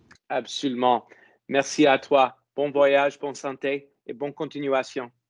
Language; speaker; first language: French; non-native, fluent; English